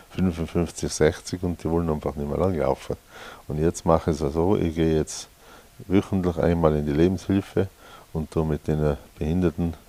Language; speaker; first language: German; native; German